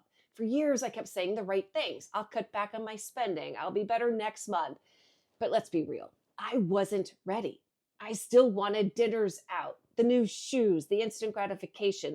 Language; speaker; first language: English; native; English